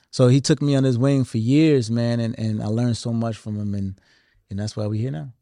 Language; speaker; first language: English; native; English